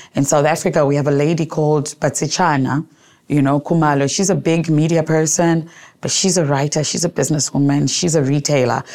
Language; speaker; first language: English; non-native, local second language; Shona